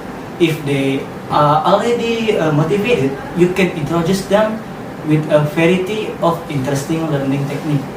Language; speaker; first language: English; non-native, learner; Indonesian